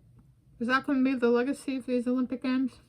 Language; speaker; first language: English; native; English